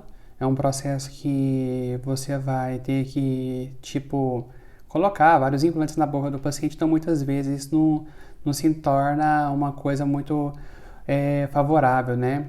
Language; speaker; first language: Portuguese; native; Portuguese